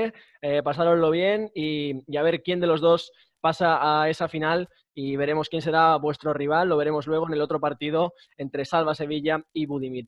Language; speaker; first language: Spanish; native; Spanish